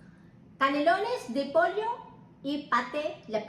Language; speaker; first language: Spanish; non-native, fluent; Filipino